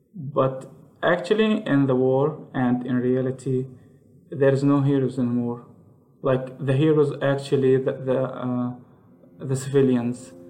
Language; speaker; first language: English; non-native, fluent; Arabic